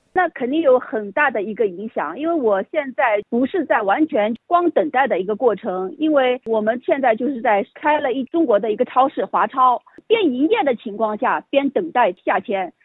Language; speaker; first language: Chinese; native; Chinese